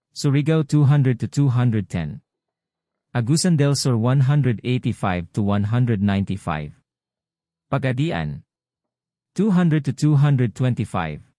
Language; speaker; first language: Filipino; non-native, local second language; Bikol